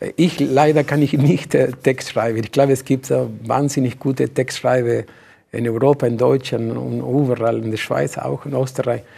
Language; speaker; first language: German; non-native, learner; Spanish